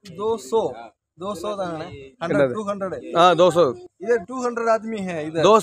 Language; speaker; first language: Hindi; non-native, learner; Tamil